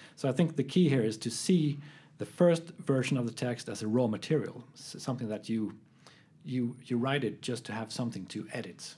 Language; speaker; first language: English; non-native, fluent; Swedish